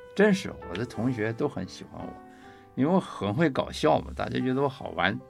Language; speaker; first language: Chinese; native; Chinese